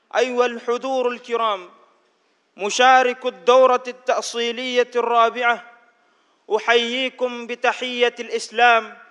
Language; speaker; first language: Arabic; non-native, fluent; Indonesian